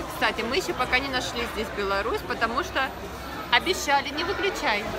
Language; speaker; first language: Russian; native; Russian